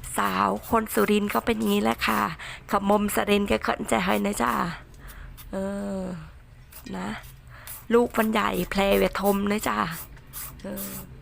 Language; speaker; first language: Thai; non-native, local second language; Northern Khmer